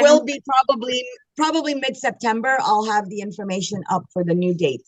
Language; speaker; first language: English; native; English